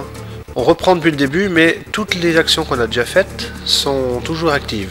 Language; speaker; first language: French; native; French